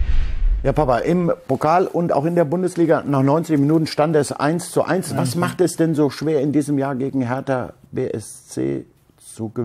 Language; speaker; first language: German; native; German